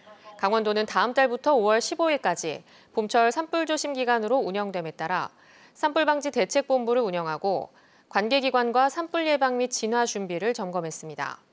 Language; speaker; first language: Korean; native; Korean